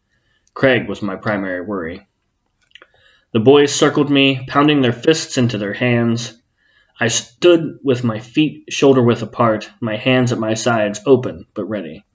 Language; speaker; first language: English; native; English